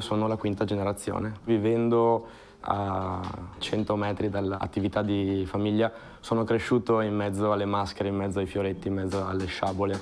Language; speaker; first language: Italian; native; Italian